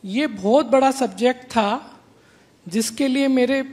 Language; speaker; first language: Hindi; native; Hindi